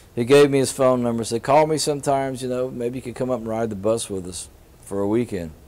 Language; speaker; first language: English; native; English